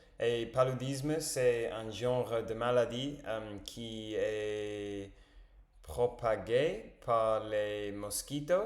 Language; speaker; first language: French; non-native, learner; English